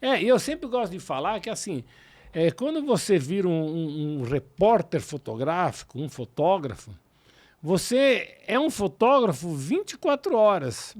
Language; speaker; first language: Portuguese; native; Portuguese